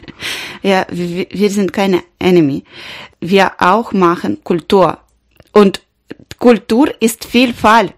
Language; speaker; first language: German; non-native, learner; Ukrainian